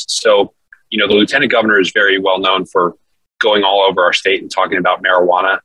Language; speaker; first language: English; native; English